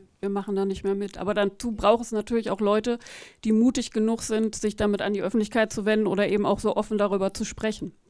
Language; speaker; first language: German; native; German